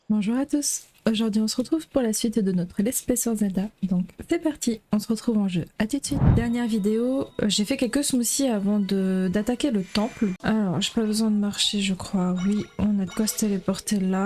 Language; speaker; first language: French; native; French